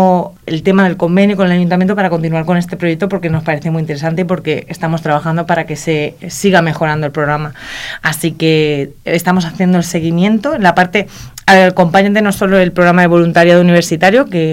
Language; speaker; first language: Spanish; native; Spanish